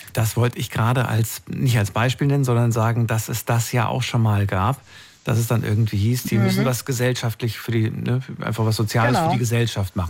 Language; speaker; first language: German; native; German